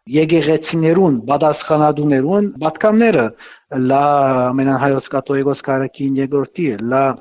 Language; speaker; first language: Armenian; early bilingual, heritage; Armenian